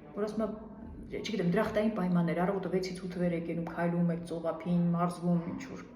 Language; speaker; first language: Armenian; native; Armenian